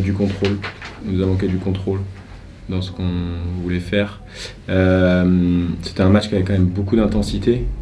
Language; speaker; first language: French; native; French